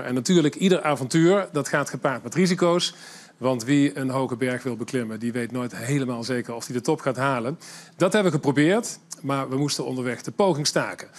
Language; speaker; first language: Dutch; native; Dutch